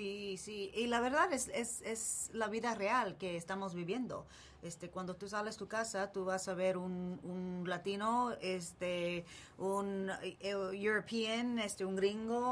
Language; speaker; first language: Spanish; non-native, fluent; English